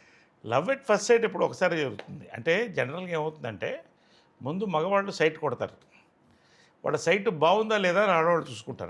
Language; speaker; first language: Telugu; native; Telugu